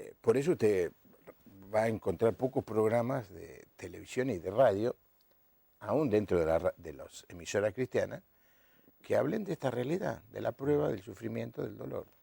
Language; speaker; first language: Spanish; native; Spanish